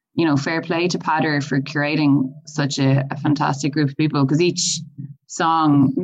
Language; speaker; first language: English; native; English